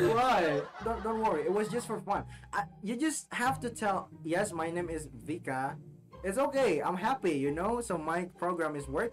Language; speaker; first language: English; non-native, fluent; Indonesian